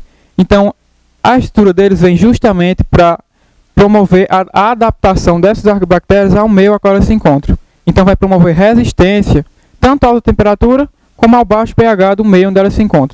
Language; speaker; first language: Portuguese; native; Portuguese